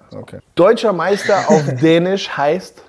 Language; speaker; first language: German; native; German